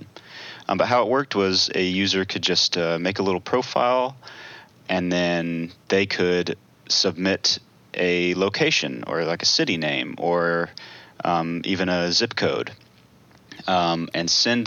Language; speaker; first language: English; native; English